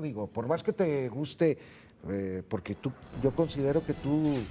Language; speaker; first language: Spanish; native; Spanish